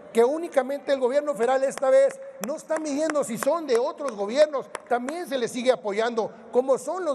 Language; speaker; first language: Spanish; native; Spanish